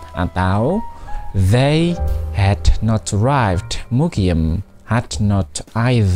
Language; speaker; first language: English; non-native, fluent; Indonesian